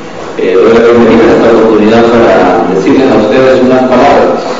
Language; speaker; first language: Spanish; native; Spanish